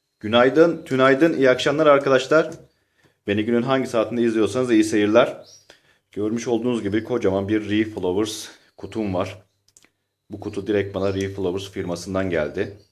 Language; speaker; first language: Turkish; native; Turkish